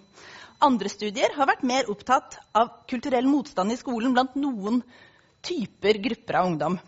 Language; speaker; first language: Norwegian; native; Norwegian